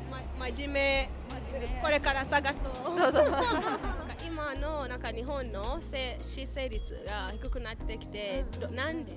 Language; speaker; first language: Japanese; non-native, learner; English